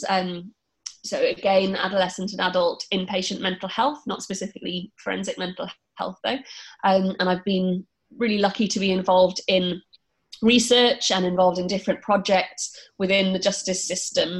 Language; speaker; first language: English; native; English